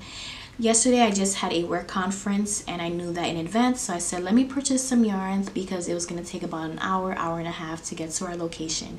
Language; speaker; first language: English; native; English